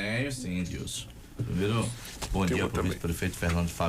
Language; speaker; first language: Portuguese; native; Portuguese